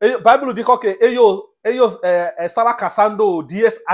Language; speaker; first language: Spanish; non-native, learner; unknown